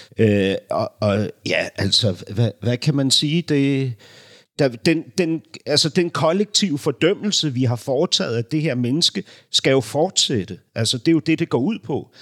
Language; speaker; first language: Danish; early bilingual, other home language; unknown